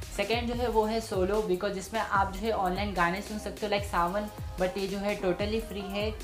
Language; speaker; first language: Hindi; native; Hindi